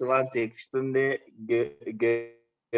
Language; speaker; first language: German; non-native, learner; Azerbaijani